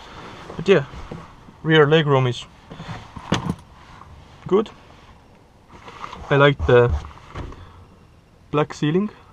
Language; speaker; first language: English; non-native, fluent; Estonian